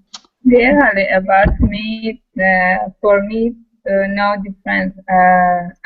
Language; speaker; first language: English; non-native, learner; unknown